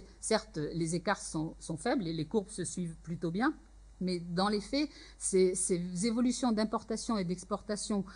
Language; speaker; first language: French; native; French